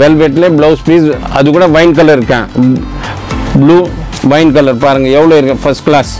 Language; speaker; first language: Tamil; non-native, local second language; Hindi